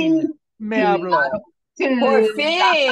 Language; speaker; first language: Spanish; non-native, fluent; English